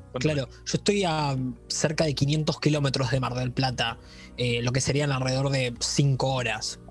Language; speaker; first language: Spanish; native; Spanish